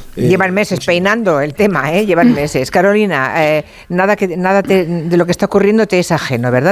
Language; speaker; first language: Spanish; native; Spanish